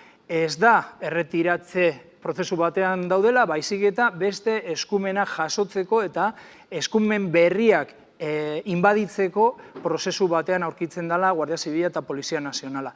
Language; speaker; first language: Basque; native; Basque